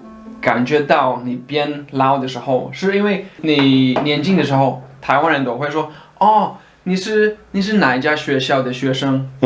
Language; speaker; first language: Chinese; non-native, fluent; Swedish